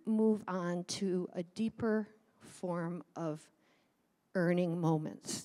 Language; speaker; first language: English; native; English